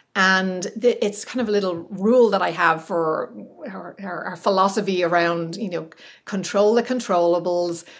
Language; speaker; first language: English; native; English